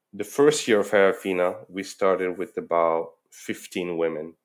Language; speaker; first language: English; non-native, fluent; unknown